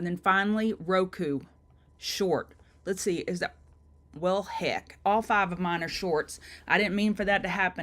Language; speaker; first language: English; native; English